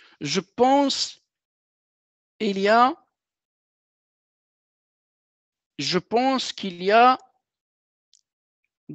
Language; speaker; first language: French; non-native, local second language; Arabic